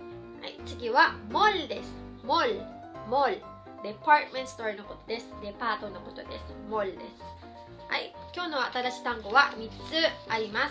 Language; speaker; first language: Japanese; non-native, fluent; Filipino